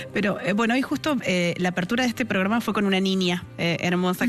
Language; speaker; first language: Spanish; native; Spanish